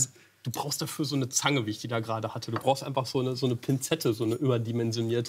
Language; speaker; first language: German; native; German